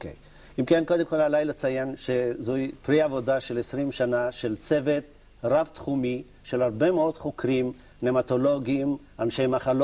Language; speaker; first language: Hebrew; native; Hebrew